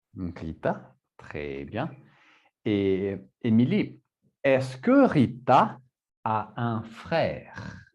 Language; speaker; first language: French; non-native, fluent; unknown